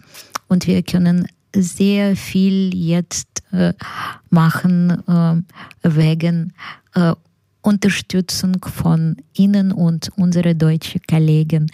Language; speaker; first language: German; non-native, learner; Ukrainian